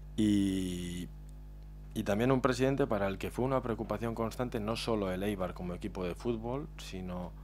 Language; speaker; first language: Spanish; native; Spanish